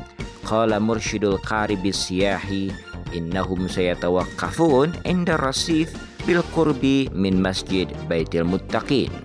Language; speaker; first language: Arabic; non-native, fluent; Indonesian